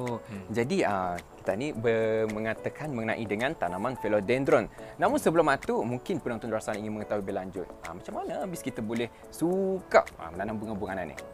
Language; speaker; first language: Malay; native; Malay